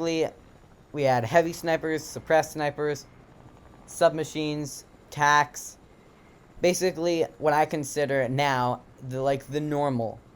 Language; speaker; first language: English; native; English